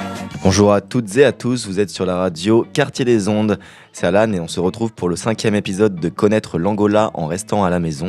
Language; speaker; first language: French; native; French